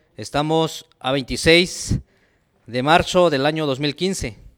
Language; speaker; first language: Spanish; non-native, local second language; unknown